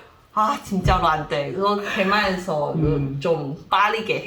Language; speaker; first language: Korean; non-native, learner; Chinese